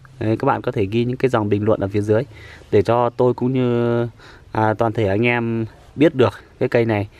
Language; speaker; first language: Vietnamese; non-native, local second language; Iu Mien